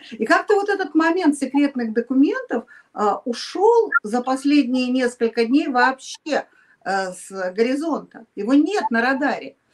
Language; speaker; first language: Russian; native; Russian